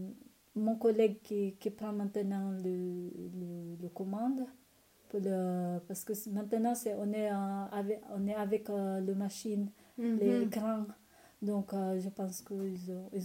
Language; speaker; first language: French; non-native, learner; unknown